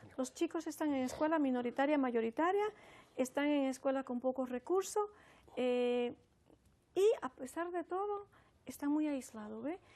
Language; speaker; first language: Spanish; early bilingual, heritage; Spanish